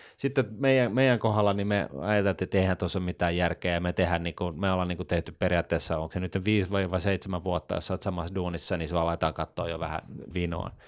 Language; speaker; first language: Finnish; native; Finnish